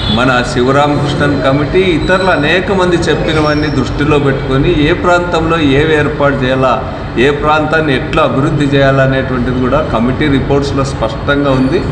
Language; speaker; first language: Telugu; native; Telugu